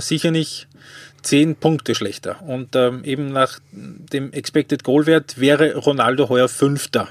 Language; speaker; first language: German; native; German